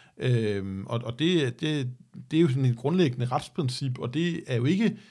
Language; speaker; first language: Danish; native; Danish